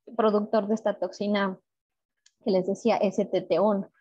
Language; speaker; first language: Spanish; native; Spanish